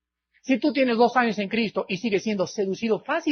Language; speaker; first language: Spanish; native; Spanish